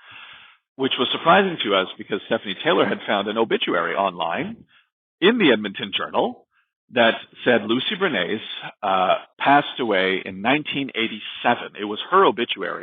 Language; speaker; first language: English; native; English